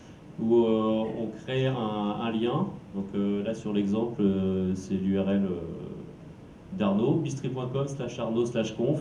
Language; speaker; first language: French; native; French